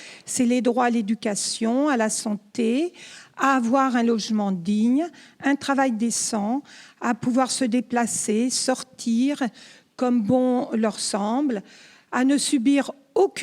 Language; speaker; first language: French; native; French